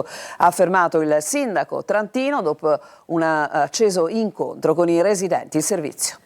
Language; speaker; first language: Italian; native; Italian